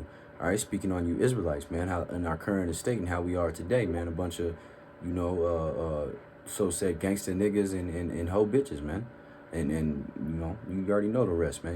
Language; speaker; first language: English; native; English